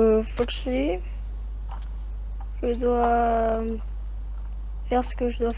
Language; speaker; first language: French; native; French